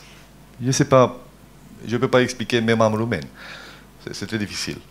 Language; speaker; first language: French; non-native, fluent; Romanian